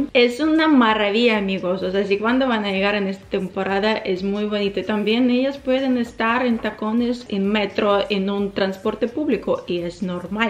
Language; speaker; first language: Spanish; non-native, fluent; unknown